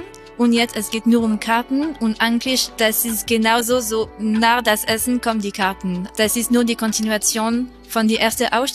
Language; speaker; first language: German; non-native, fluent; French